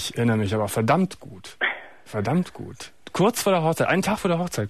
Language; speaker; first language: German; native; German